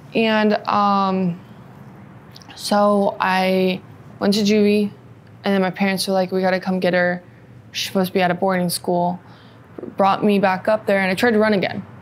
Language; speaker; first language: English; native; English